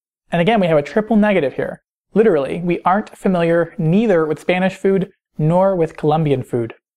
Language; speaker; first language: English; native; English